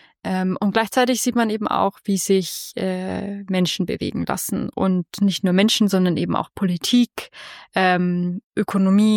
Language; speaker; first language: German; native; German